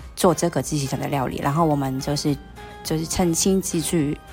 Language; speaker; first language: Chinese; non-native, fluent; Cantonese